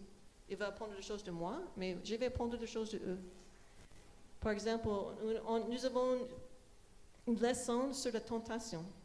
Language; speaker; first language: French; non-native, fluent; English